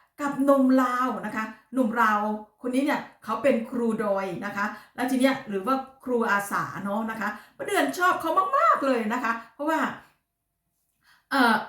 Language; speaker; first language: Thai; non-native, local second language; Lao